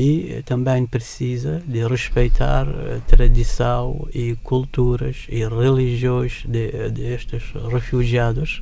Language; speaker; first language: Portuguese; non-native, learner; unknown